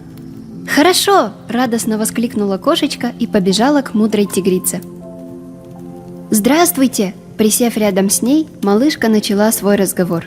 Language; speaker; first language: Russian; native; Russian